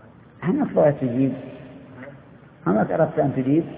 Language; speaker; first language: Arabic; native; Arabic